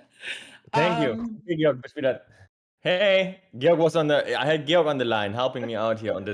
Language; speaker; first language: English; non-native, fluent; German